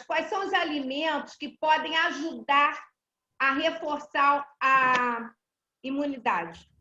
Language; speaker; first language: Portuguese; native; Portuguese